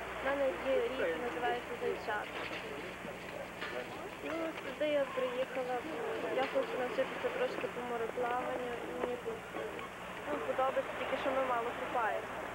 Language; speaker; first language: Ukrainian; native; Ukrainian